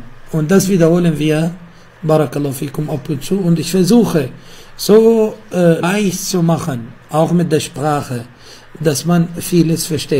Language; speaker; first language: German; non-native, fluent; Arabic